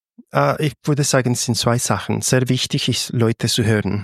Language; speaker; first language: German; non-native, fluent; Spanish